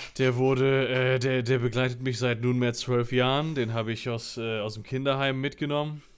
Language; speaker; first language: German; native; German